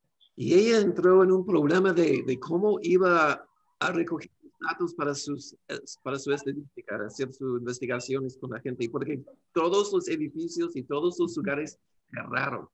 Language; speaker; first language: Spanish; non-native, learner; English